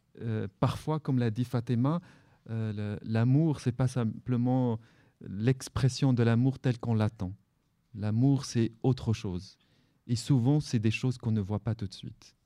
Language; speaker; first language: French; non-native, local second language; Arabic